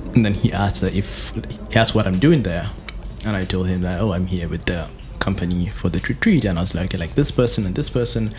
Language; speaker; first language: English; non-native, local second language; Hausa